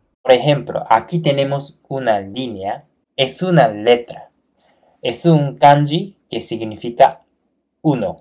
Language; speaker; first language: Spanish; non-native, fluent; Japanese